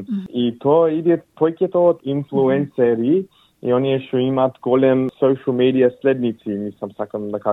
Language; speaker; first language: Macedonian; early bilingual, heritage; English